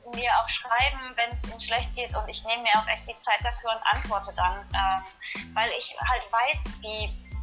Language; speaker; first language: German; native; German